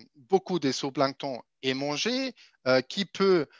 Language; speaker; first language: French; non-native, fluent; German